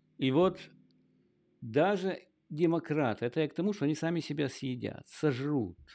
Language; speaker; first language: Russian; native; Russian